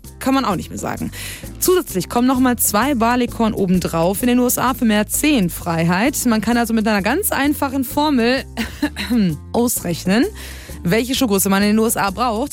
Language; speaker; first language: German; native; German